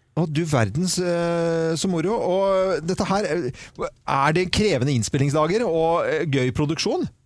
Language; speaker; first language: Norwegian; native; Norwegian